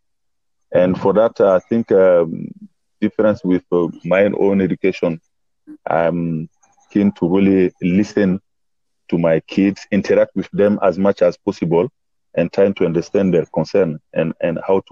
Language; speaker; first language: English; non-native, fluent; Bambara